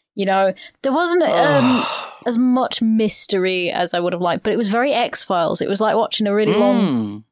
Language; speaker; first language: English; native; English